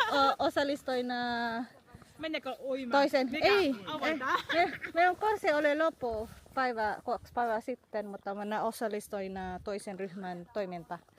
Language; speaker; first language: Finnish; non-native, learner; Filipino